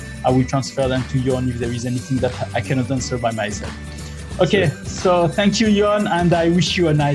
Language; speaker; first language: English; non-native, fluent; French